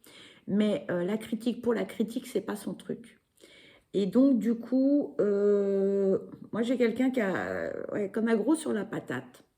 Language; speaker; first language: French; native; French